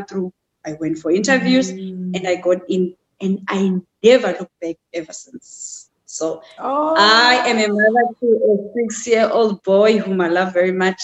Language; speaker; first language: English; non-native, local second language; Zulu